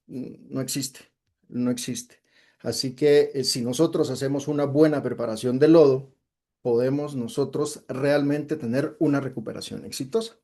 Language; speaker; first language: Spanish; native; Spanish